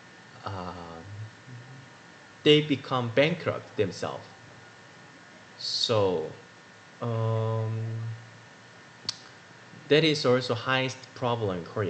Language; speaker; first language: English; non-native, learner; Korean